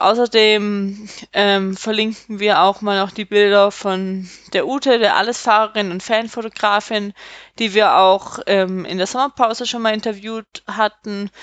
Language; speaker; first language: German; native; German